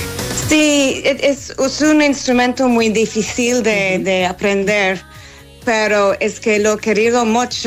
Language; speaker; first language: Spanish; non-native, learner; English